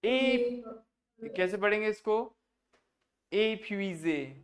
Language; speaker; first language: French; non-native, fluent; Hindi